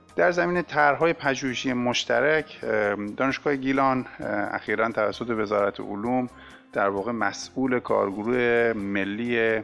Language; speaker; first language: Persian; native; Persian